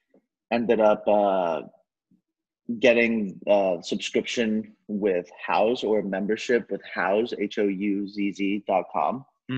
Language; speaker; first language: English; native; English